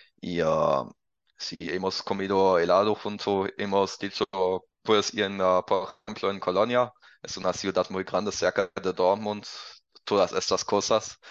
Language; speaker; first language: Spanish; non-native, learner; German